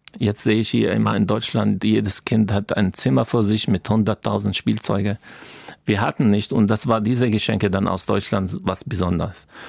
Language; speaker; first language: German; non-native, fluent; Arabic